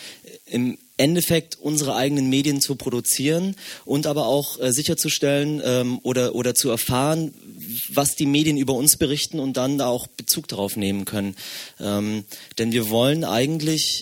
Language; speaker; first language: German; native; German